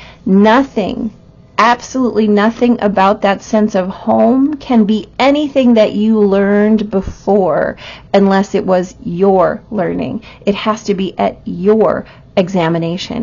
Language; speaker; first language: English; native; English